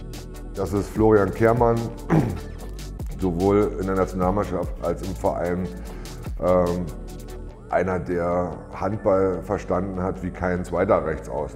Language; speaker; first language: German; native; German